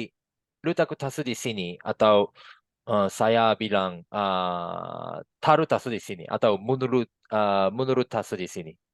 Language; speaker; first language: Indonesian; non-native, fluent; Japanese